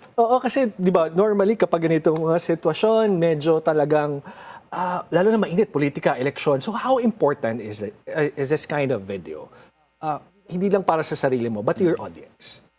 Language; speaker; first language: Filipino; native; Filipino